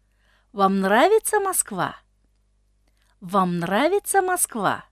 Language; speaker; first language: Russian; non-native, local second language; Tajik